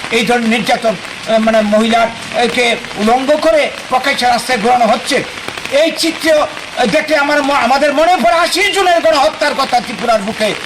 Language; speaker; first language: Bangla; native; Bangla